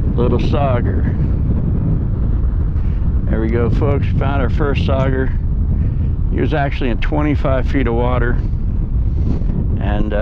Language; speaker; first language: English; native; English